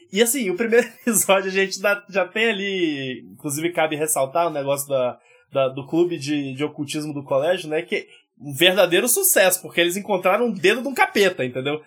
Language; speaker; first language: Portuguese; native; Portuguese